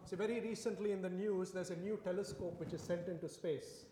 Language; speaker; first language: English; non-native, local second language; Tamil